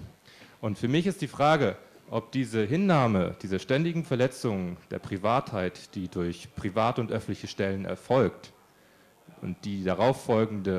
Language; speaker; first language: German; native; German